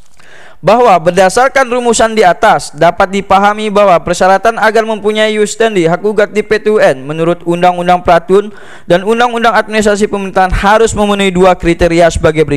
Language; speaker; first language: Indonesian; native; Indonesian